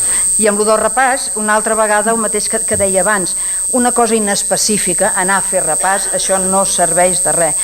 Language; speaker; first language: Catalan; native; Catalan